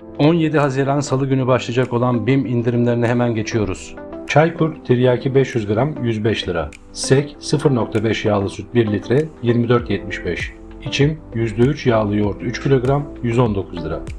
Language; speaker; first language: Turkish; native; Turkish